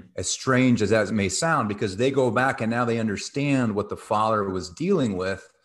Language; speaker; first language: English; native; English